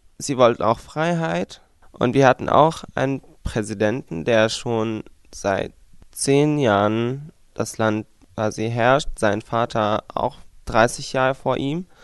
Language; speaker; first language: German; non-native, fluent; Arabic